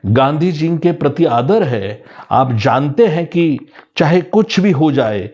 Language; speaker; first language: Hindi; non-native, local second language; Marathi